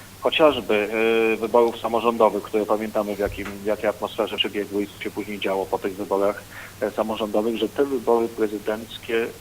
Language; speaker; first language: Polish; native; Polish